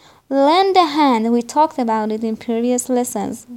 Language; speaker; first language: English; non-native, fluent; Persian